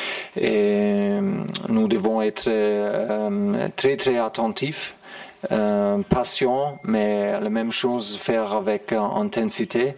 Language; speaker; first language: French; non-native, fluent; German